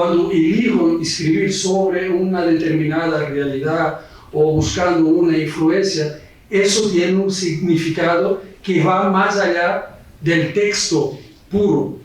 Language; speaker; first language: Spanish; non-native, fluent; Portuguese